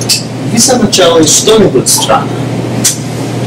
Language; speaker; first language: Russian; non-native, learner; English